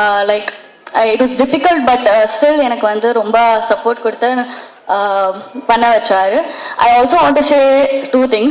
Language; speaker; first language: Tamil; non-native, fluent; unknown